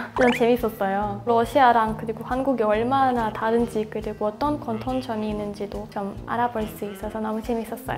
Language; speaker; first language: Korean; non-native, fluent; Russian